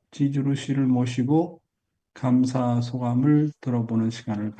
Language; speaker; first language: Korean; native; Korean